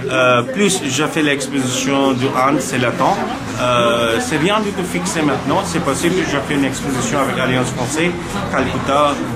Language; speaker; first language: French; non-native, learner; Bangla